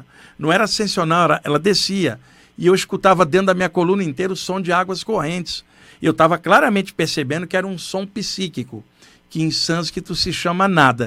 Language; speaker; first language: Portuguese; native; Portuguese